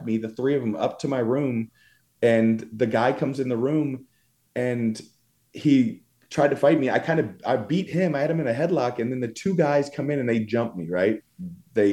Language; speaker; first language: English; native; English